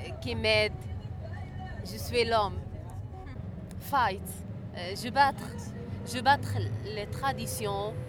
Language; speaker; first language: French; non-native, learner; Arabic